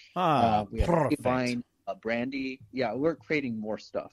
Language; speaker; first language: English; native; English